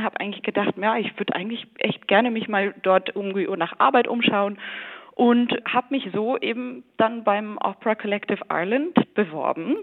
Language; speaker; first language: German; native; German